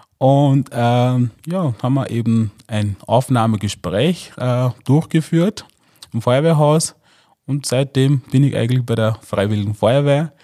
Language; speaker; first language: German; non-native, fluent; Mossi